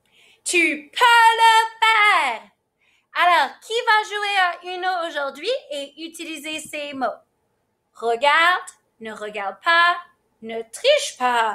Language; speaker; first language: French; non-native, fluent; English